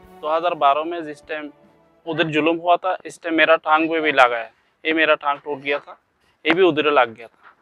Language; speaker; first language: Hindi; non-native, learner; Rohingya